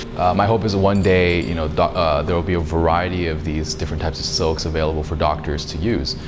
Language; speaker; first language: English; native; English